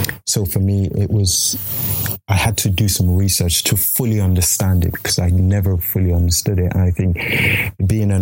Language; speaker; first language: English; non-native, local second language; Yoruba